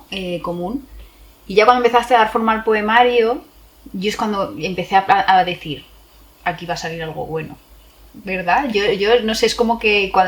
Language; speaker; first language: Spanish; native; Spanish